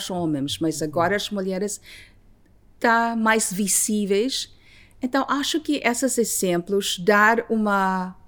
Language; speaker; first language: Portuguese; non-native, learner; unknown